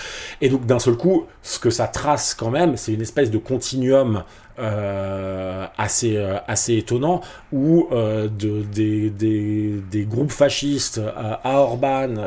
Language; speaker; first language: French; native; French